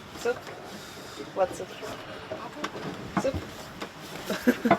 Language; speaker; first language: English; non-native, fluent; Polish